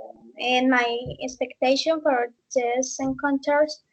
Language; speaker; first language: English; non-native, learner; Spanish